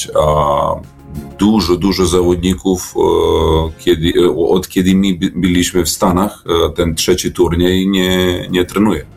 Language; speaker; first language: Polish; non-native, learner; Serbian